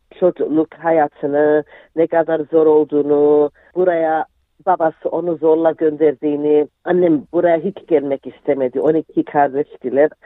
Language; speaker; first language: Turkish; early bilingual, heritage; Turkish